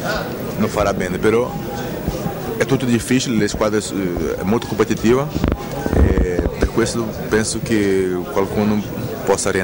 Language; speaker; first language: Italian; non-native, fluent; Portuguese